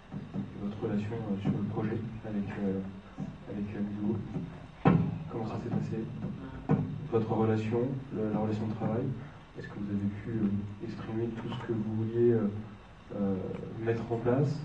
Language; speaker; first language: French; native; French